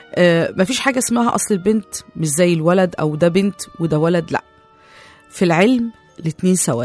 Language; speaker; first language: Arabic; native; Arabic